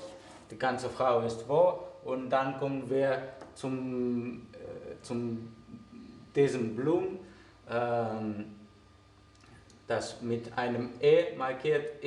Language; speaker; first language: German; non-native, fluent; Greek